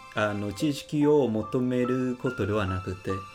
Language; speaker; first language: Japanese; non-native, fluent; Vietnamese